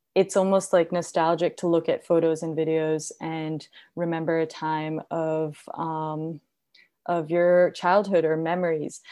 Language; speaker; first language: English; non-native, local second language; Hindi